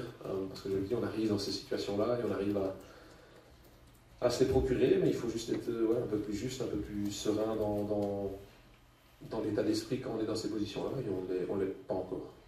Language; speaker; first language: French; native; French